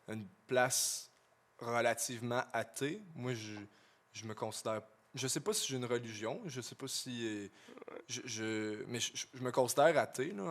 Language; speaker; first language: French; native; French